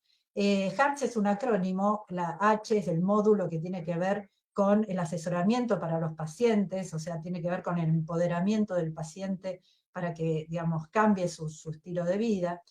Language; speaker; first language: Spanish; native; Spanish